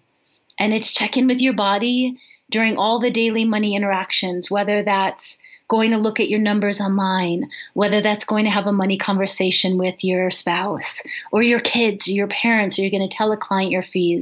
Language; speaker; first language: English; native; English